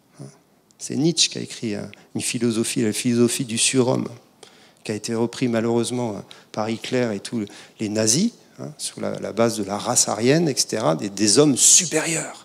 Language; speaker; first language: French; native; French